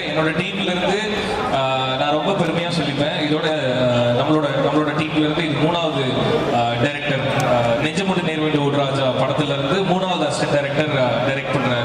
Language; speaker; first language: Tamil; native; Tamil